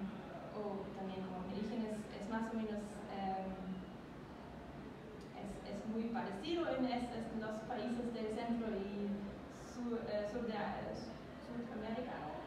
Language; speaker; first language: Spanish; non-native, learner; German